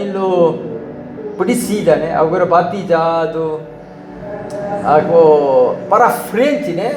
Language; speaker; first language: Portuguese; non-native, learner; Korean